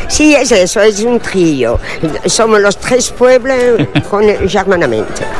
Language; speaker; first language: Spanish; non-native, fluent; French